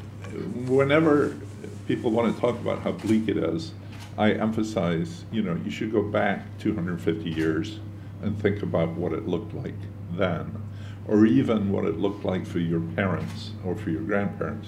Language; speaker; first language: English; native; English